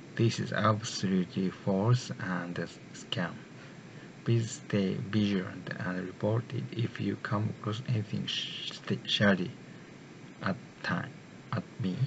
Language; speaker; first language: English; non-native, learner; Japanese